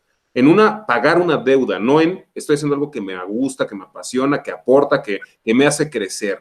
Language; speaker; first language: Spanish; native; Spanish